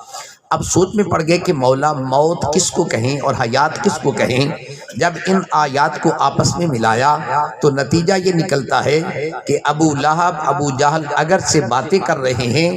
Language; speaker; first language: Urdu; non-native, local second language; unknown